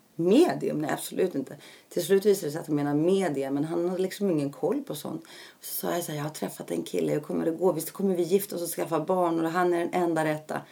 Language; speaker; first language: Swedish; early bilingual, other home language; Greek